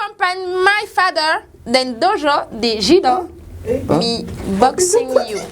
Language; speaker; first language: English; non-native, learner; Lingala